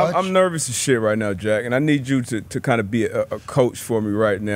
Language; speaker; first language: English; native; English